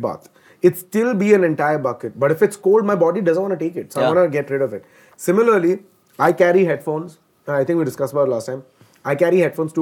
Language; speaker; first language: English; non-native, local second language; Malayalam